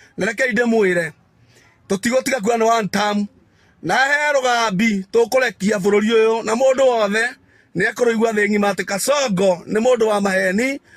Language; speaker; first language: Kikuyu; non-native, local second language; Meru